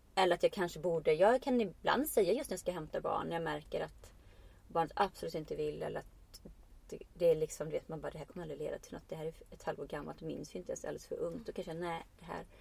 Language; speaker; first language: Swedish; non-native, fluent; Icelandic